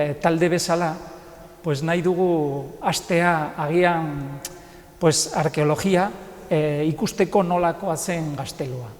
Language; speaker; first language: Basque; non-native, local second language; Spanish